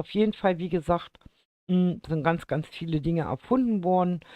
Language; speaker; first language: German; native; German